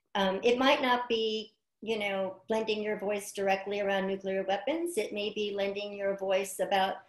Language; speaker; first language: English; native; English